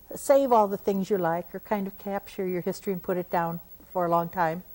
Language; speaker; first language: English; native; English